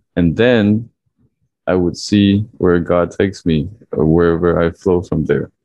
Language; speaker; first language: English; early bilingual, other home language; Chinese